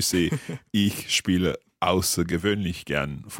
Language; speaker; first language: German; non-native, learner; English